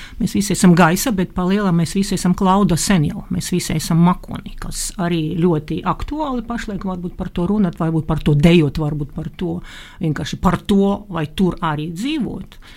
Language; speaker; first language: Latvian; non-native, local second language; Russian